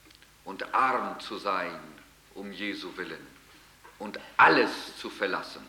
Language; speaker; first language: German; early bilingual, heritage; German